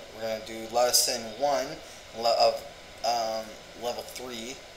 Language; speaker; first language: English; native; English